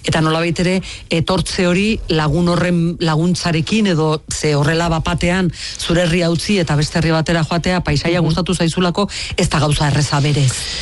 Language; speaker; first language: Basque; native; Basque